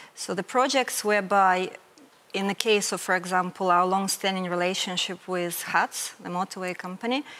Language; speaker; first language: English; non-native, fluent; Ukrainian